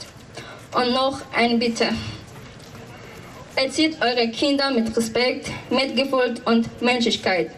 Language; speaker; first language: German; non-native, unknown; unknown